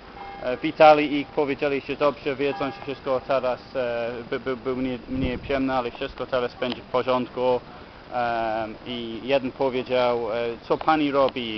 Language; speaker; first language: Polish; non-native, learner; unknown